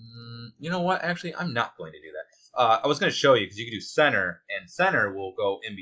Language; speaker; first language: English; native; English